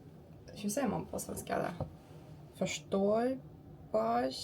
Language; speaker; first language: Swedish; non-native, learner; Turkish